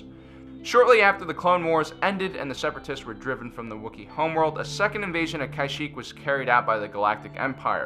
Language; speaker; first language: English; native; English